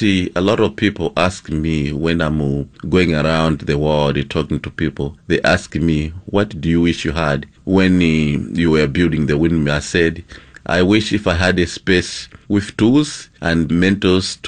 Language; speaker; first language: English; non-native, local second language; Nyanja